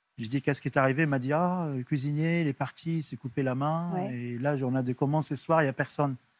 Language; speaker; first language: French; non-native, fluent; Arabic